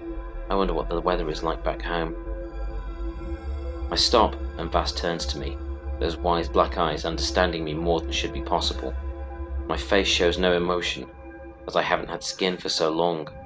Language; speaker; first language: English; native; English